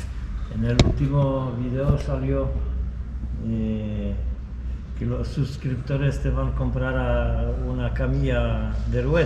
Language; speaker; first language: Spanish; non-native, fluent; Polish